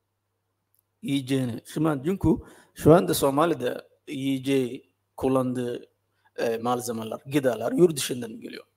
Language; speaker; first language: Turkish; non-native, fluent; Somali